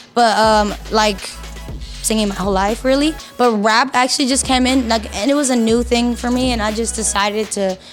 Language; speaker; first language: English; early bilingual, other home language; Spanish